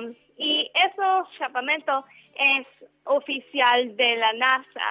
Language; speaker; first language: Spanish; non-native, learner; English